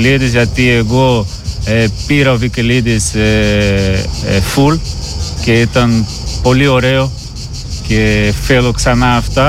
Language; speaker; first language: Greek; non-native, learner; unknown